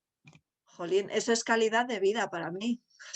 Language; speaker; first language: Spanish; non-native, local second language; Basque